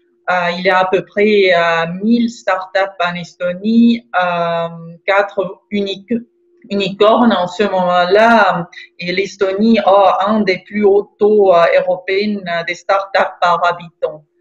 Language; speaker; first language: French; non-native, fluent; Estonian